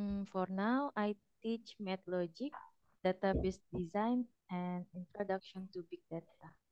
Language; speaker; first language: English; non-native, learner; Indonesian